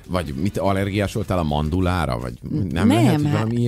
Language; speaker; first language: Hungarian; native; Hungarian